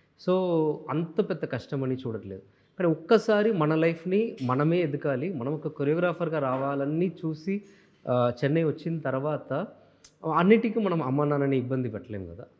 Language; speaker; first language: Telugu; non-native, local second language; Tamil